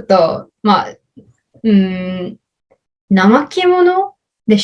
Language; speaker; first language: Japanese; non-native, learner; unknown